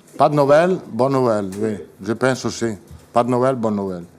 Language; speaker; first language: French; non-native, fluent; Italian